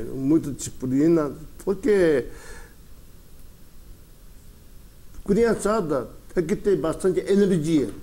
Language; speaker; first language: Portuguese; early bilingual, other home language; Japanese